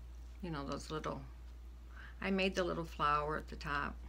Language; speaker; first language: English; native; English